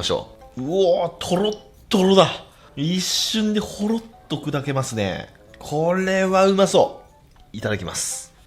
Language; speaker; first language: Japanese; native; Japanese